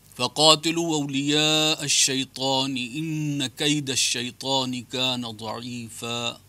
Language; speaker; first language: Urdu; native; Urdu